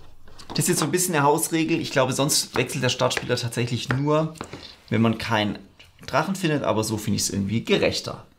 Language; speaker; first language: German; native; German